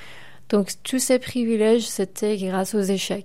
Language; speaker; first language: French; non-native, fluent; Persian